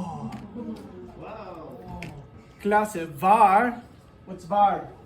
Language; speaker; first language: German; non-native, fluent; English